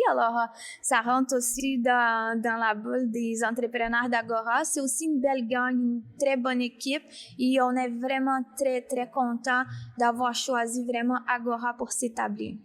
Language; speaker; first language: French; non-native, fluent; Portuguese